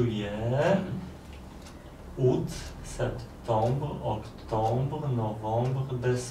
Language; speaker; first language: French; non-native, learner; Polish